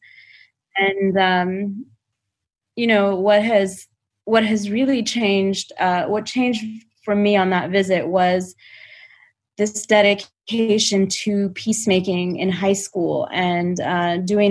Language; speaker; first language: English; native; English